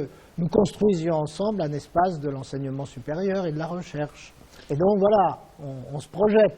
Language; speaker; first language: French; native; French